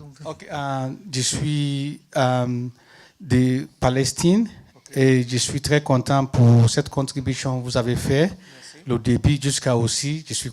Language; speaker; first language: French; non-native, learner; Arabic